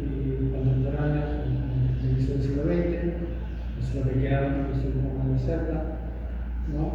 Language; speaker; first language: Spanish; native; Spanish